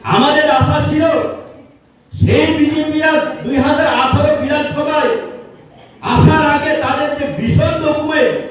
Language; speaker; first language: Bangla; non-native, local second language; Kok Borok